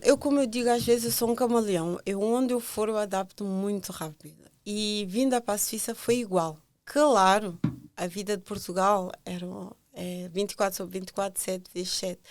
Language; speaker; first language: Portuguese; native; Portuguese